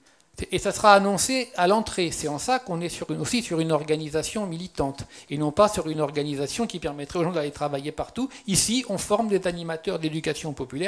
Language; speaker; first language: French; native; French